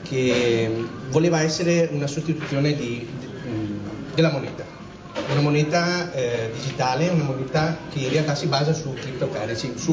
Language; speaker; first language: Italian; native; Italian